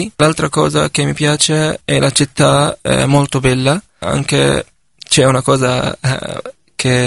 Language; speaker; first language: Italian; non-native, learner; Arabic